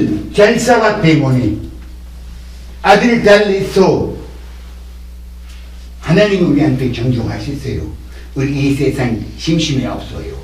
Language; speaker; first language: Korean; non-native, learner; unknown